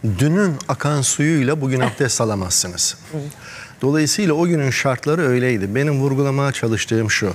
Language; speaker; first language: Turkish; native; Turkish